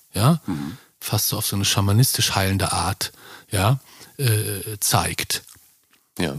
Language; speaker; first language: German; native; German